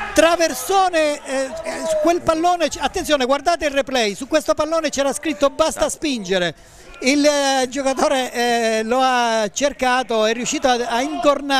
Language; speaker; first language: Italian; native; Italian